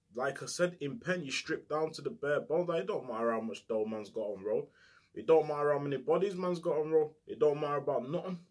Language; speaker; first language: English; native; English